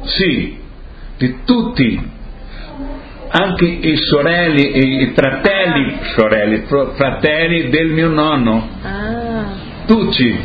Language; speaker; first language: Italian; early bilingual, heritage; Portuguese